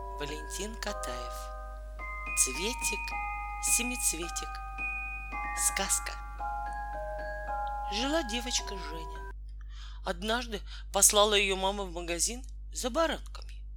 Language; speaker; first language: Russian; native; Russian